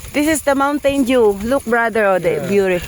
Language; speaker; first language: English; non-native, local second language; Filipino